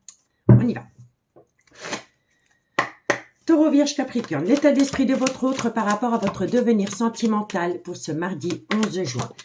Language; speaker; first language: French; native; French